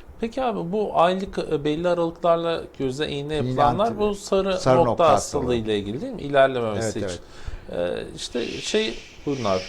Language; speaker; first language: Turkish; native; Turkish